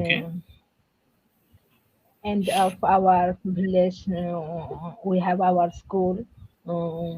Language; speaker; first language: English; non-native, learner; Odia